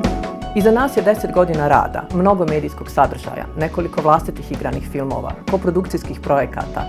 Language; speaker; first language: Bosnian; native; Bosnian